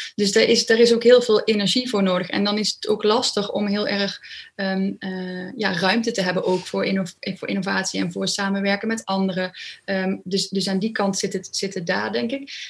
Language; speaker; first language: Dutch; native; Dutch